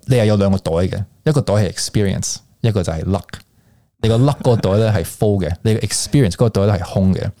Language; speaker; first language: Cantonese; early bilingual, heritage; Cantonese